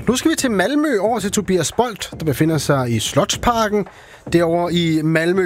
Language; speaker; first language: Danish; native; Danish